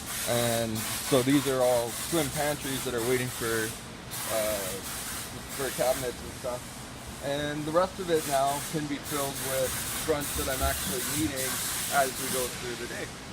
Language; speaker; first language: English; native; English